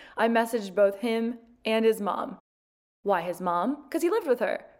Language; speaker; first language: English; native; English